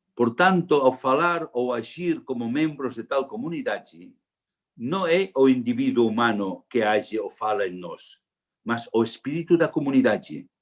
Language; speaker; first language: Portuguese; non-native, learner; Spanish